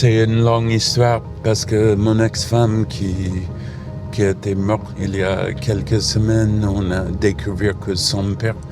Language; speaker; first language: French; non-native, fluent; English